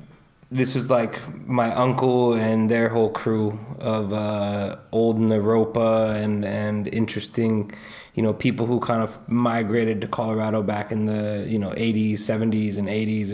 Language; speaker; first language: English; native; English